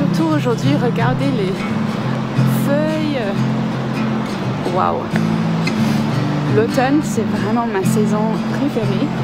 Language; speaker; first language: French; non-native, fluent; English